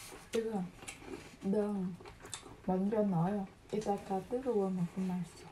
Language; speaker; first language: Korean; non-native, learner; Vietnamese